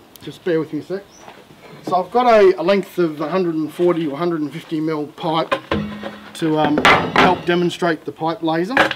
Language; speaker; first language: English; native; English